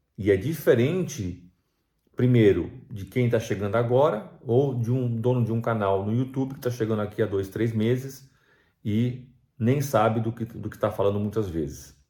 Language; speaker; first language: Portuguese; native; Portuguese